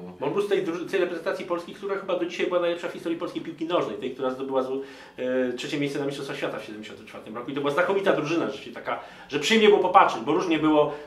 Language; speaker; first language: Polish; native; Polish